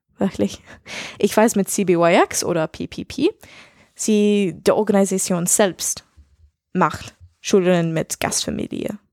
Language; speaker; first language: German; non-native, learner; English